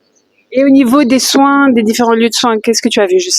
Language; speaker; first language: French; native; French